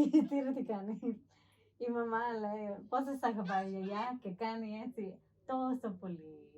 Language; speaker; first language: Greek; early bilingual, heritage; English